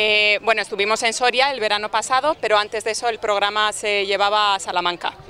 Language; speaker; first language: Spanish; native; Spanish